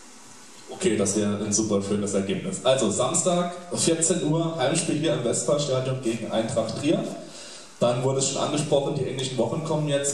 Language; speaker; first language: German; native; German